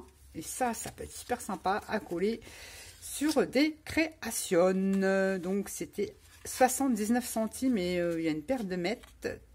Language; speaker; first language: French; native; French